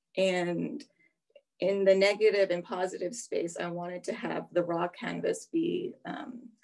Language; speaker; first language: English; native; English